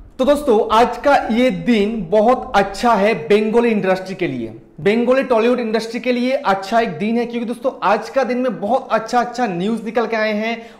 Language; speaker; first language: Hindi; non-native, local second language; Bangla